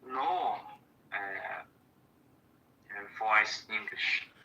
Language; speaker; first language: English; non-native, learner; Portuguese